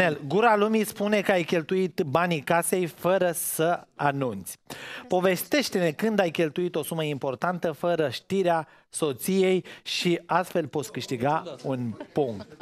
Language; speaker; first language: Romanian; native; Romanian